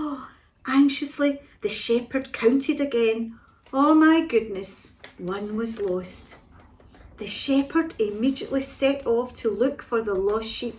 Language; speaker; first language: English; native; English